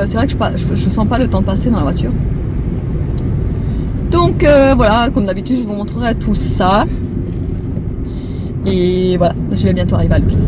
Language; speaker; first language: French; native; French